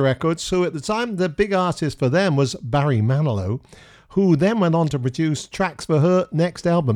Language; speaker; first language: English; native; English